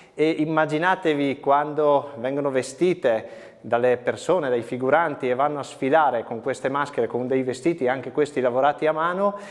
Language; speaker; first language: Italian; native; Italian